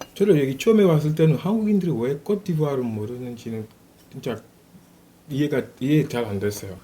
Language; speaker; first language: Korean; non-native, fluent; French